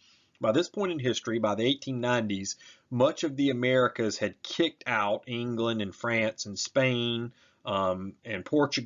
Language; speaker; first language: English; native; English